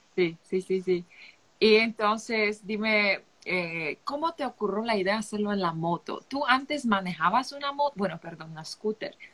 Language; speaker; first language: Spanish; non-native, fluent; Polish